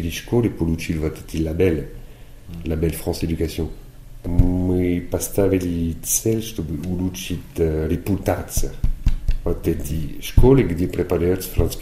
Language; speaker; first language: Russian; non-native, fluent; French